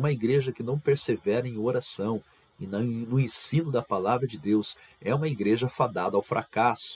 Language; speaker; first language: Portuguese; native; Portuguese